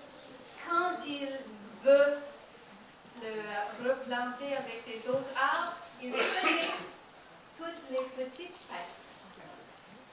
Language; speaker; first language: French; non-native, learner; English